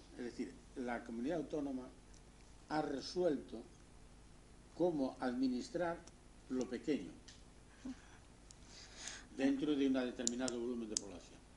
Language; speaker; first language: Spanish; native; Spanish